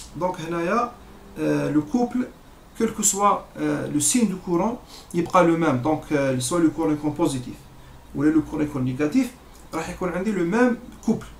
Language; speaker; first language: French; non-native, local second language; Arabic